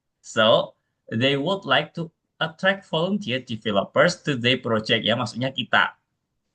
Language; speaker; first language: English; non-native, fluent; Indonesian